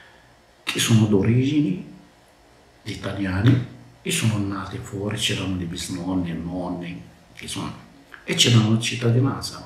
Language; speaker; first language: Italian; non-native, learner; Arabic